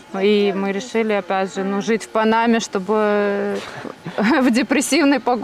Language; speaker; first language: Russian; native; Russian